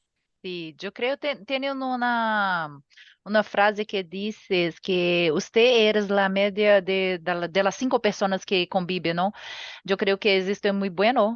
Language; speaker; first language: Spanish; non-native, learner; Portuguese